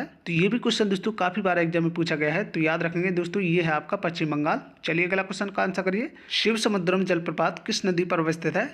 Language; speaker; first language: Hindi; native; Hindi